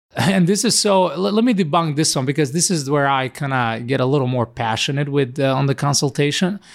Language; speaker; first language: English; non-native, fluent; Macedonian